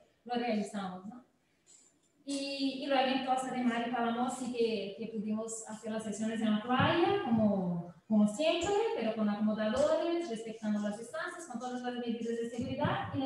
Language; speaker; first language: Spanish; non-native, fluent; Portuguese